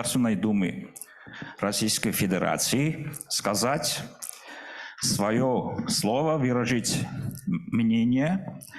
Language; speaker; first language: Russian; non-native, fluent; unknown